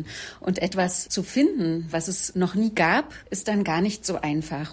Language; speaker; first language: German; native; German